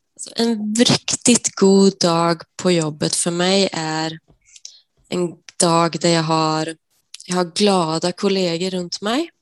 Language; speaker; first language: Swedish; native; Swedish